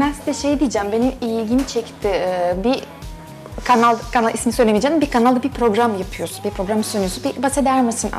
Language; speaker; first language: Turkish; non-native, fluent; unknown